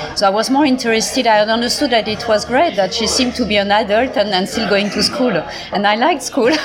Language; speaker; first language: English; non-native, fluent; French